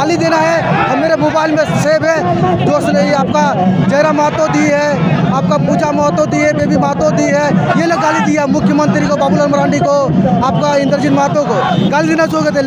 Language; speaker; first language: Hindi; native; Hindi